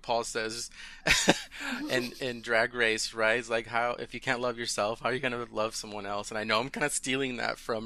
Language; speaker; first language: English; early bilingual, other home language; Spanish